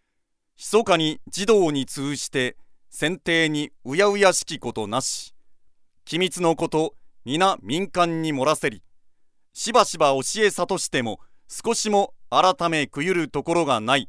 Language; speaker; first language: Japanese; native; Japanese